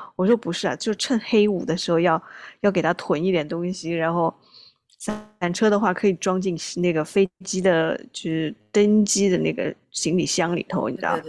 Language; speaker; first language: Chinese; native; Chinese